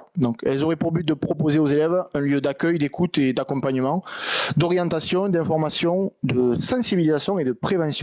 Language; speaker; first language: French; native; French